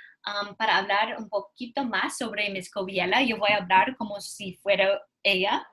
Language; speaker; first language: Spanish; non-native, learner; English